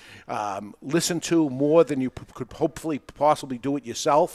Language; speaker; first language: English; native; English